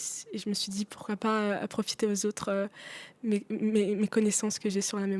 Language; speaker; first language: French; non-native, local second language; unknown